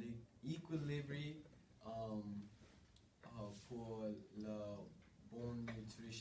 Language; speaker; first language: French; non-native, learner; English